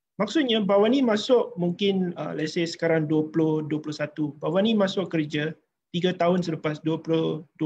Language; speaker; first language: Malay; non-native, local second language; Chinese